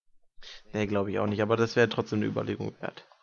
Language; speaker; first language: German; native; German